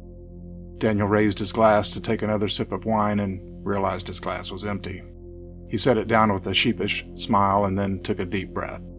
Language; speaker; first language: English; native; English